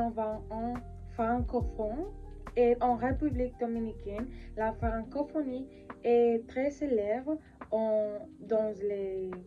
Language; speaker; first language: French; non-native, learner; Spanish